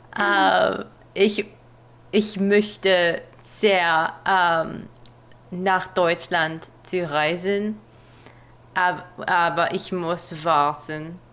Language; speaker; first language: German; non-native, learner; English